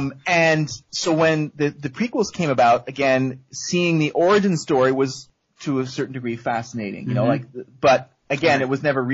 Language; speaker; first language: English; native; English